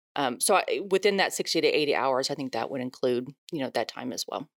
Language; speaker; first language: English; native; English